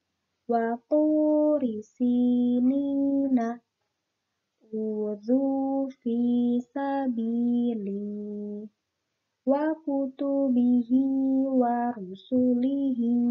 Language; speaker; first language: Arabic; non-native, learner; Indonesian